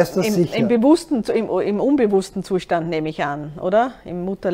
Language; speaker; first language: German; native; German